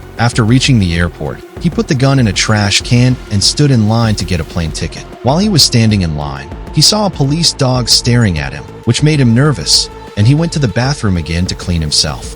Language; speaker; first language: English; non-native, local second language; Hindi